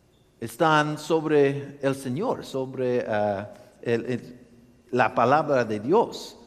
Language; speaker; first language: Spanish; non-native, learner; English